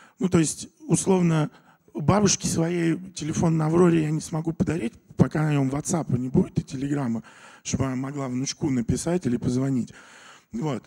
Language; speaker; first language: Russian; native; Russian